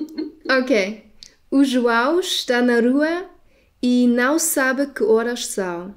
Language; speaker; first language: Portuguese; non-native, learner; German